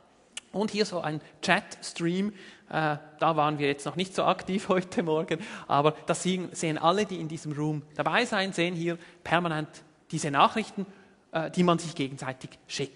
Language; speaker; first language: German; native; German